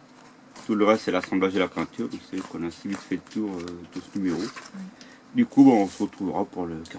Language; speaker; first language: French; native; French